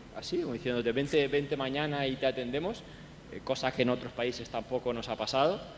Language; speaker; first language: Spanish; native; Spanish